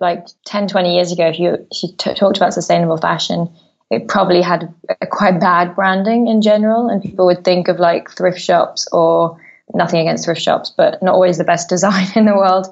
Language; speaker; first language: English; native; English